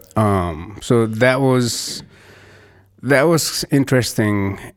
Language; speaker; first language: English; non-native, local second language; Nepali